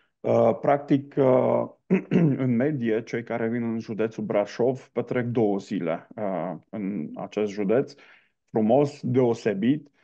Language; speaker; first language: Romanian; non-native, local second language; Hungarian